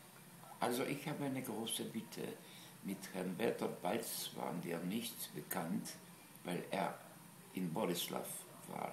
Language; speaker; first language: German; non-native, fluent; Polish